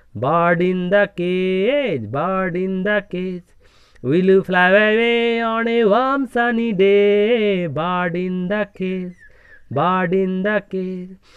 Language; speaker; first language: English; non-native, local second language; Bangla